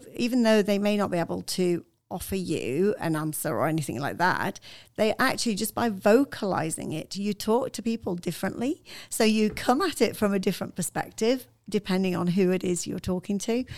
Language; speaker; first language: English; non-native, fluent; Arabic